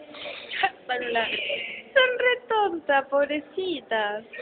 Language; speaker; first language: Spanish; native; Spanish